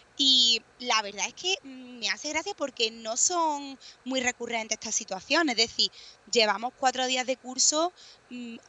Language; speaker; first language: Spanish; native; Spanish